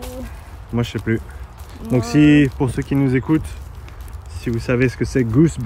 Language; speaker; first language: French; native; French